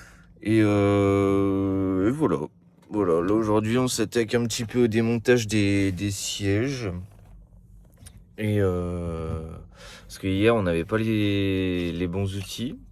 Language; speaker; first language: French; native; French